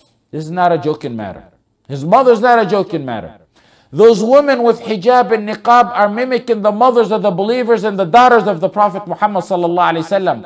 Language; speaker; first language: English; early bilingual, other home language; Arabic